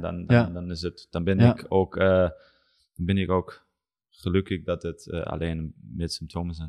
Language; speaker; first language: Dutch; non-native, learner; German